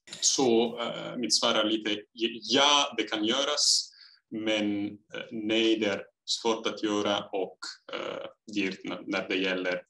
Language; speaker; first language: Swedish; non-native, fluent; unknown